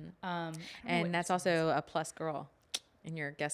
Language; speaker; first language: English; native; English